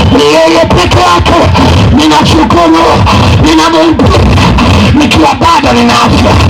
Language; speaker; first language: Swahili; native; Swahili